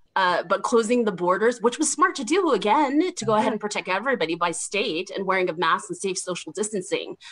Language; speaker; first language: English; native; English